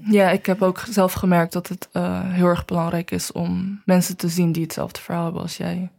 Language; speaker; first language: Dutch; early bilingual, other home language; Chinese